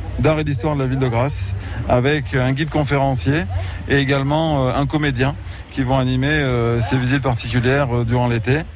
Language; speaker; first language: French; native; French